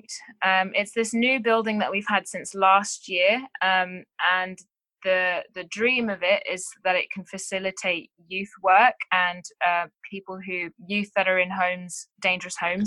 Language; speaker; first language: English; native; English